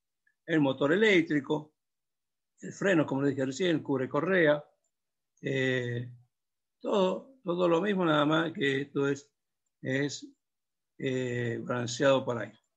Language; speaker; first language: Spanish; native; Spanish